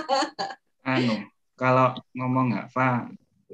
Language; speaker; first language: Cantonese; non-native, learner; Indonesian